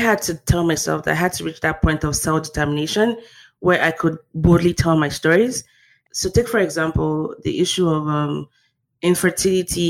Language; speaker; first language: English; non-native, local second language; Yoruba